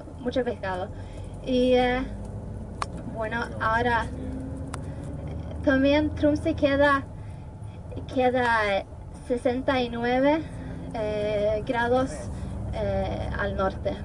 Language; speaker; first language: Spanish; non-native, fluent; Norwegian